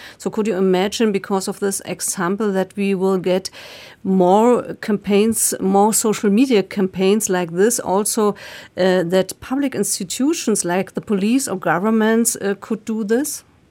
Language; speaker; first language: English; non-native, fluent; German